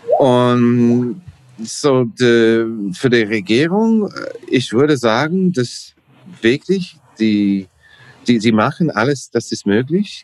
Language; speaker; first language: German; non-native, learner; English